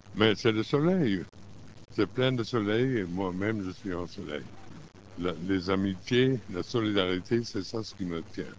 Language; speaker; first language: French; non-native, fluent; German